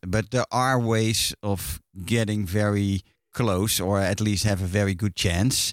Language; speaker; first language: English; non-native, fluent; Dutch